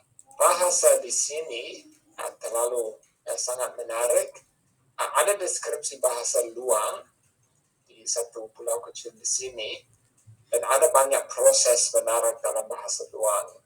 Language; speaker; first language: Indonesian; non-native, fluent; English